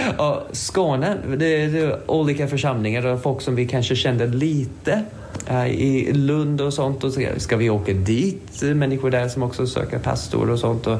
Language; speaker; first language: Swedish; non-native, fluent; English